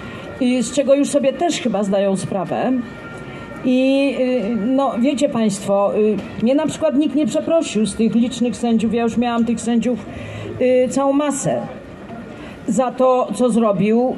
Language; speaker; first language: Polish; native; Polish